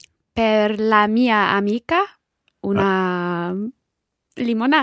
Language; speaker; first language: Italian; non-native, learner; English